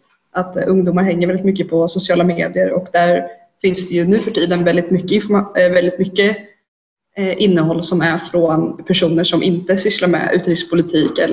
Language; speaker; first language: Swedish; native; Swedish